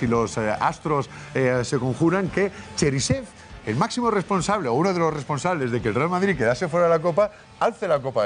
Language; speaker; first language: Spanish; native; Spanish